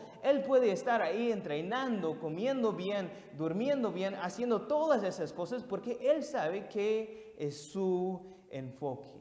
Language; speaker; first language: Spanish; non-native, fluent; English